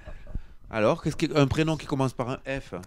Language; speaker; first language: French; native; French